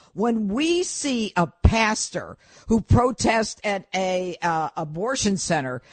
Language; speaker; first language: English; native; English